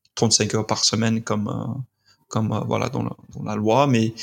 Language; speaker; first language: French; non-native, fluent; English